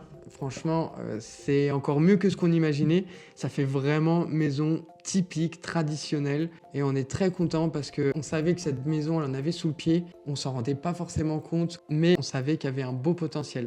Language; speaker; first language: French; native; French